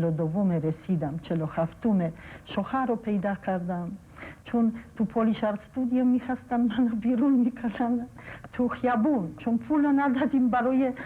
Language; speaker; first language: Persian; non-native, fluent; Polish